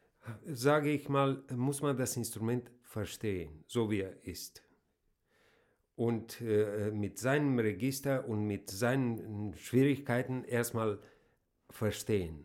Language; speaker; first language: German; non-native, fluent; Romanian